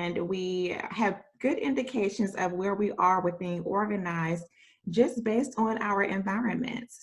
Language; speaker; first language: English; native; English